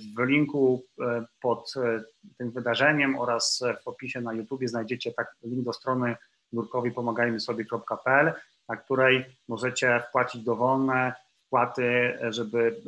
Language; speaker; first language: Polish; native; Polish